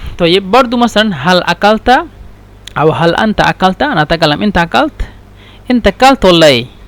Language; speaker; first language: Egyptian Arabic; non-native, learner; Bangla